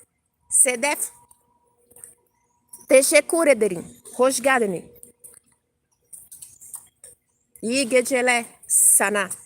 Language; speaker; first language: Turkish; non-native, learner; Portuguese